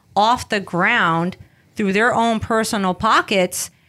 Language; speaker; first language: English; early bilingual, other home language; Spanish